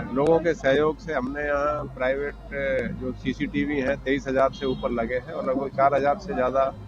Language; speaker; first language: Hindi; non-native, local second language; Gujarati